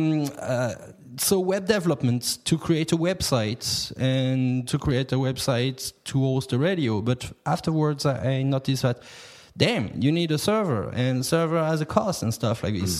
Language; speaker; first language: English; non-native, fluent; French